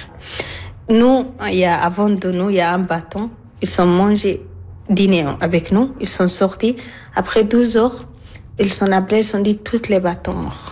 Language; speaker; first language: French; non-native, learner; Arabic